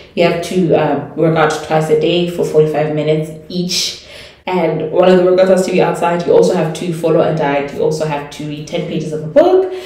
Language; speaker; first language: English; non-native, local second language; Tswana